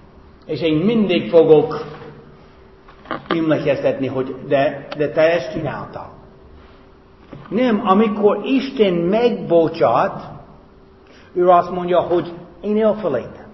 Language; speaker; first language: Hungarian; non-native, fluent; English